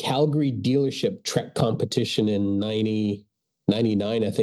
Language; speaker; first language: English; native; English